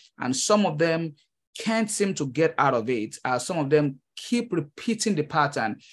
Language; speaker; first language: English; non-native, local second language; Yoruba